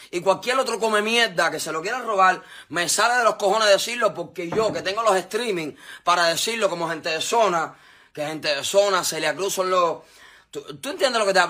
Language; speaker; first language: Spanish; native; Spanish